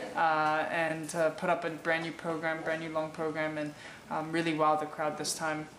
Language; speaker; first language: English; native; English